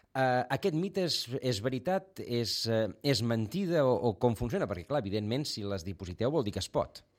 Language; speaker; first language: Catalan; native; Catalan